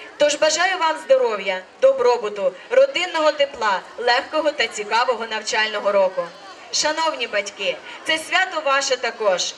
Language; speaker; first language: Ukrainian; native; Ukrainian